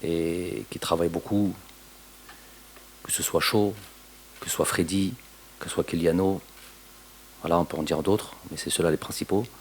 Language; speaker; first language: French; native; French